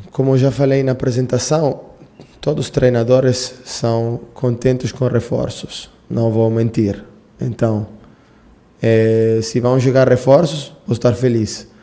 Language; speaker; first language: Portuguese; non-native, fluent; Italian